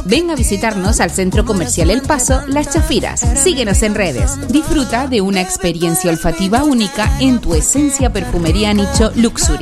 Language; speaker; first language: Spanish; native; Spanish